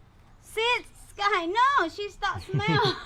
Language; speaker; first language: English; non-native, learner; Thai